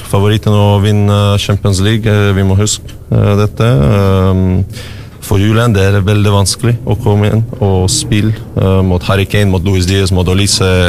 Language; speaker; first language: Norwegian; non-native, learner; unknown